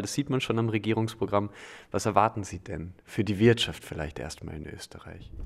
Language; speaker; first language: German; native; German